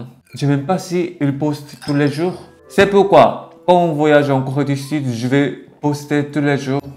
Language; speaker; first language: French; non-native, learner; Korean